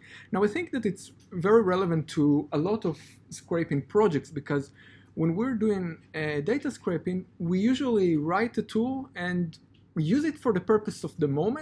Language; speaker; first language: English; non-native, fluent; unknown